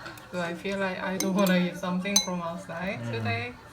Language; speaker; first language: English; non-native, fluent; Korean